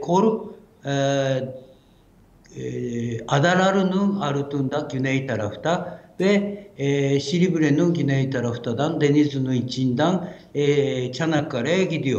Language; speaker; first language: Turkish; non-native, fluent; Japanese